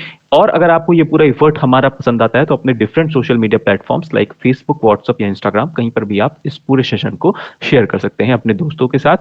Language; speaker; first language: Hindi; native; Hindi